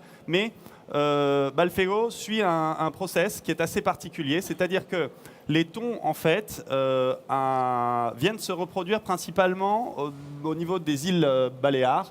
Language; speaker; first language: French; native; French